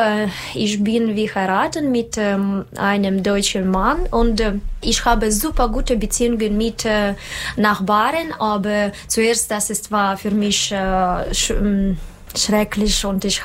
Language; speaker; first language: German; non-native, learner; Russian